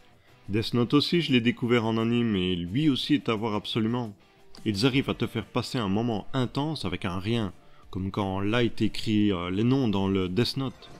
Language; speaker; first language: French; native; French